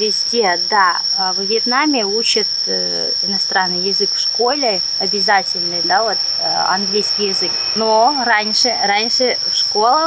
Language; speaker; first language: Russian; early bilingual, other home language; Vietnamese